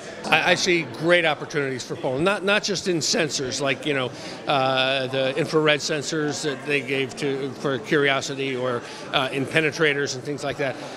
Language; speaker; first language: English; native; English